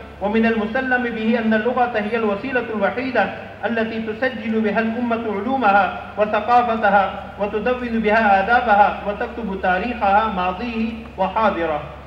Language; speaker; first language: Arabic; non-native, fluent; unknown